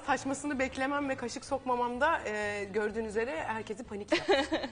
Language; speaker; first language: Turkish; native; Turkish